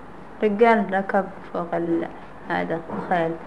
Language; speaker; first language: Arabic; non-native, learner; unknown